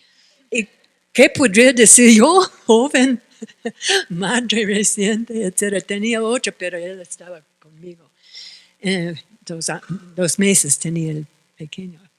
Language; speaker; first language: Spanish; non-native, fluent; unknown